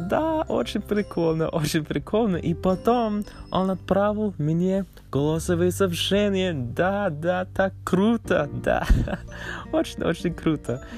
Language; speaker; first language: Russian; non-native, learner; English